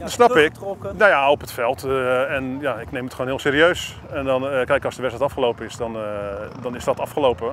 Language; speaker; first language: Dutch; native; Dutch